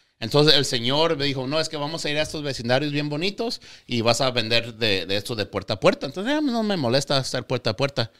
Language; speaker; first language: Spanish; native; Spanish